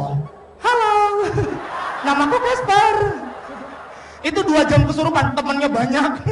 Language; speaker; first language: Indonesian; native; Indonesian